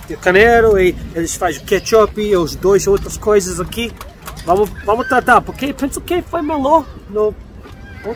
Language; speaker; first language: Portuguese; non-native, learner; English